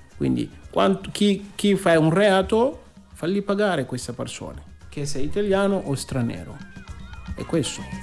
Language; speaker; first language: Italian; non-native, learner; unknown